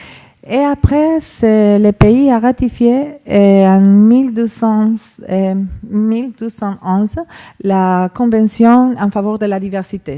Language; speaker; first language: French; non-native, fluent; Spanish